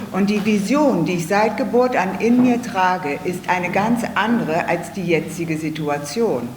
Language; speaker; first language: German; native; German